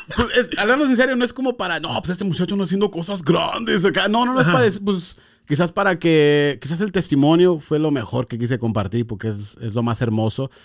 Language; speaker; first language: Spanish; early bilingual, heritage; Spanish